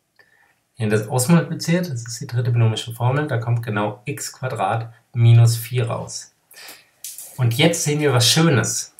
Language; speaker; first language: German; native; German